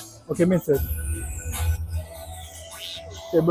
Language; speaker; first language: Swedish; non-native, learner; Mongolian